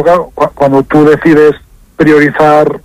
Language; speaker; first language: Spanish; native; Spanish